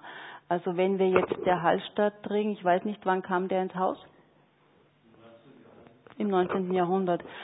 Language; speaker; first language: German; native; German